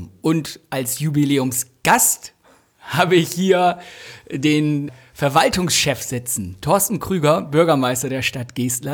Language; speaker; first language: German; native; German